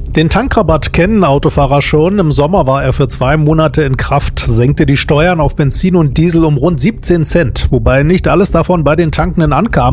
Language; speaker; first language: German; native; German